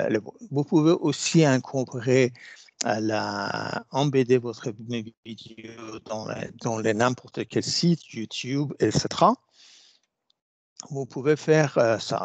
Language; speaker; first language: French; non-native, fluent; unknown